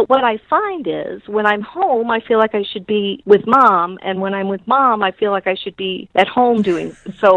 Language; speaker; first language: English; native; English